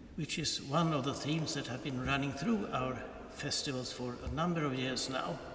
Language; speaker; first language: English; non-native, fluent; Swedish